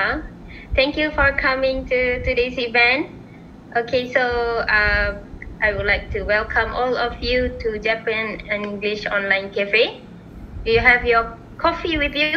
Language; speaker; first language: English; non-native, local second language; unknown